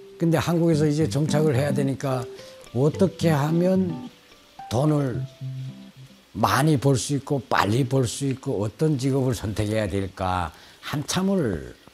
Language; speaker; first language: Korean; native; Korean